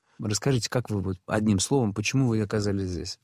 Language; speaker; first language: Russian; native; Russian